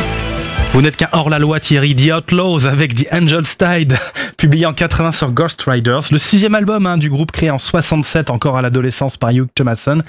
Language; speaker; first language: French; native; French